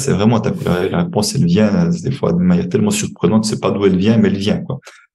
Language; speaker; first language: French; native; French